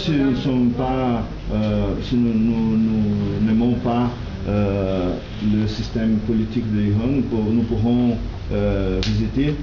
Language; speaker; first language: French; non-native, learner; Portuguese